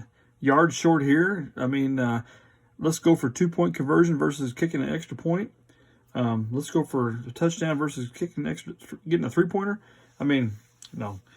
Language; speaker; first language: English; native; English